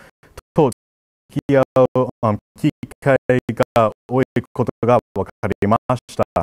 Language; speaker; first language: Japanese; non-native, fluent; English